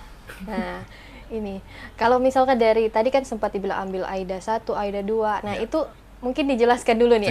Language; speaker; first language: Indonesian; native; Indonesian